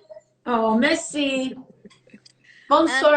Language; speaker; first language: French; non-native, learner; English